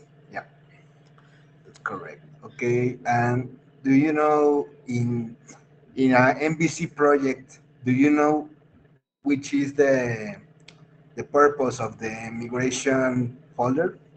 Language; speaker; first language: English; non-native, fluent; Spanish